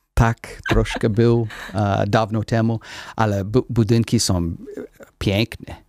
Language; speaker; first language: Polish; non-native, learner; English